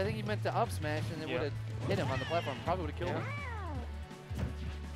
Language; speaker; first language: English; native; English